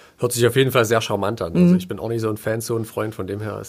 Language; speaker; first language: German; native; German